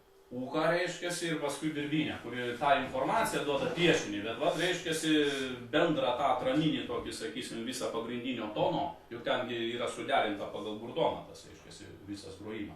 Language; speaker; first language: Lithuanian; native; Lithuanian